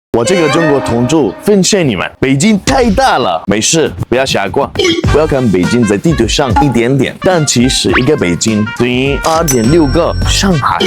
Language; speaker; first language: Chinese; non-native, learner; Korean